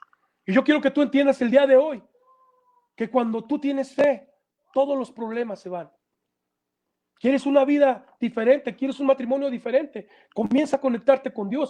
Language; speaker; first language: Spanish; native; Spanish